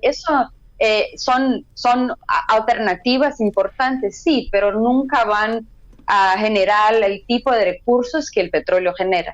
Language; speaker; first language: Spanish; non-native, fluent; Portuguese